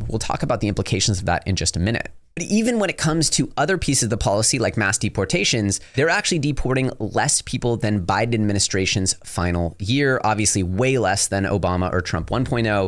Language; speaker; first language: English; native; English